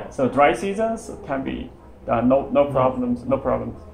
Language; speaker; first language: English; non-native, learner; Filipino